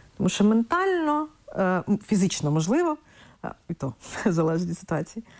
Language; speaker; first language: Ukrainian; non-native, local second language; Russian